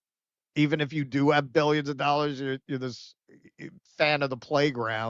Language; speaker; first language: English; native; English